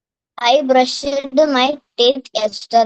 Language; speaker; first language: English; non-native, learner; Malayalam